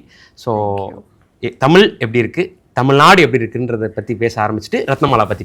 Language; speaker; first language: Tamil; native; Tamil